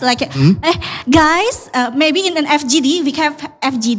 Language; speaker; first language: English; non-native, learner; Indonesian